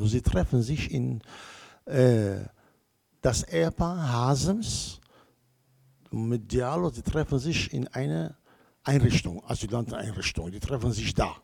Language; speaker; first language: German; non-native, learner; Kurdish